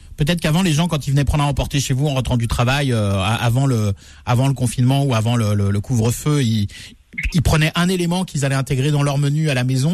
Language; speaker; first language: French; native; French